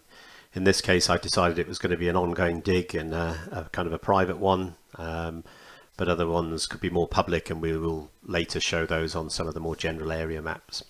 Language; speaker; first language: English; native; English